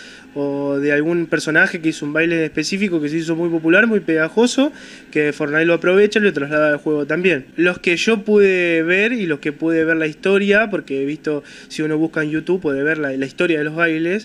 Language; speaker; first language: Spanish; native; Spanish